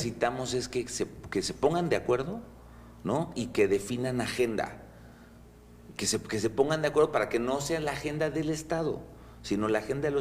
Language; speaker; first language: Spanish; native; Spanish